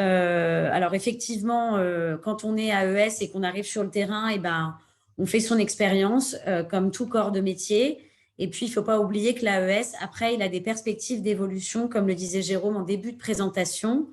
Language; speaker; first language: French; native; French